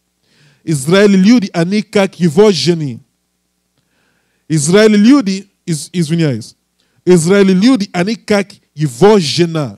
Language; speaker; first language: Russian; non-native, learner; English